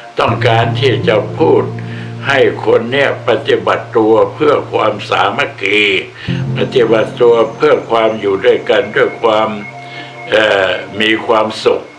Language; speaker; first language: Thai; native; Thai